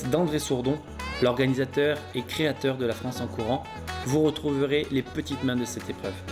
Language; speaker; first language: French; native; French